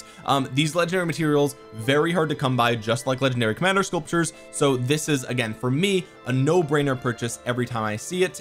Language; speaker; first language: English; native; English